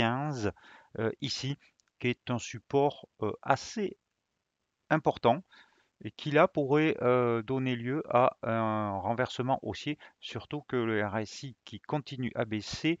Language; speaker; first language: French; native; French